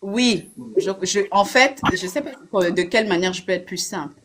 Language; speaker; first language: French; native; French